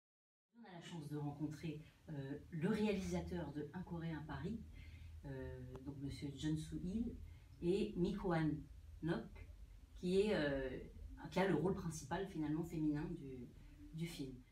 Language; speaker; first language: French; native; French